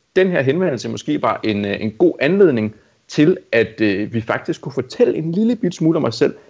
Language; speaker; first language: Danish; native; Danish